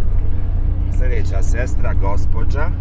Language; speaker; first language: Bosnian; native; Bosnian